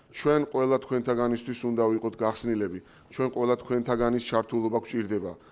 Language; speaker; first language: Georgian; native; Georgian